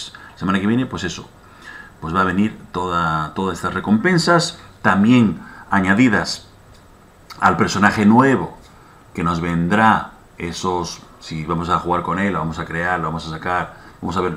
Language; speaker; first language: Spanish; native; Spanish